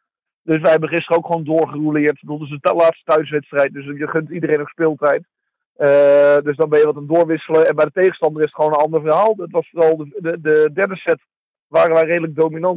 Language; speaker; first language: Dutch; native; Dutch